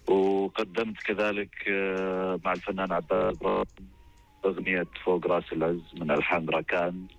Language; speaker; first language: Arabic; native; Arabic